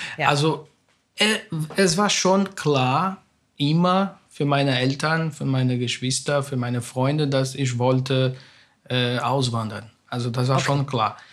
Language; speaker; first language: German; non-native, fluent; Spanish